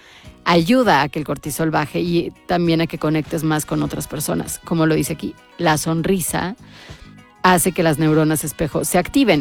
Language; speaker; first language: Spanish; native; Spanish